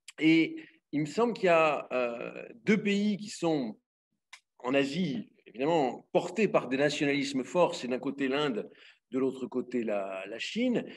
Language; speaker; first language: French; native; French